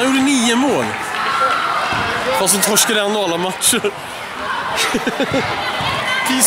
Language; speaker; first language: Swedish; native; Swedish